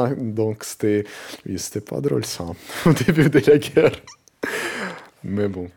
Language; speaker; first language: French; non-native, fluent; Russian